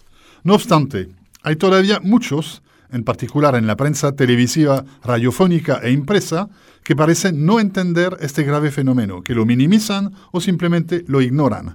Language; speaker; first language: Spanish; native; Spanish